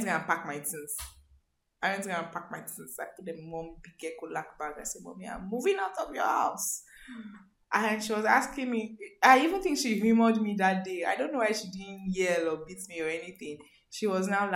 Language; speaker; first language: English; non-native, local second language; Igbo